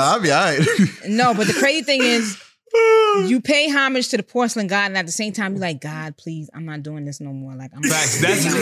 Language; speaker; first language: English; native; English